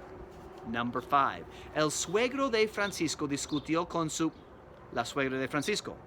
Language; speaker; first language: Spanish; non-native, fluent; English